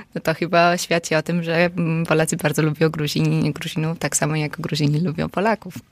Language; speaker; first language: Polish; non-native, fluent; Georgian